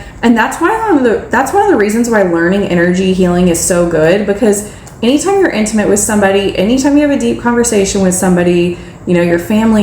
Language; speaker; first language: English; native; English